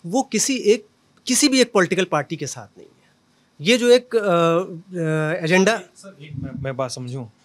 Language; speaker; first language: Hindi; native; Hindi